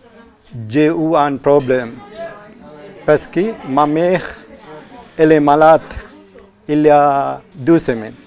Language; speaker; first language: French; non-native, learner; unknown